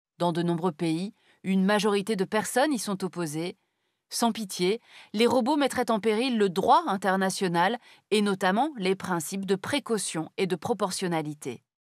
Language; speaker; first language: French; native; French